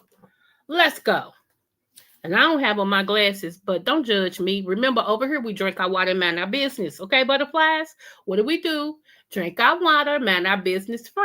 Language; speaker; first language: English; native; English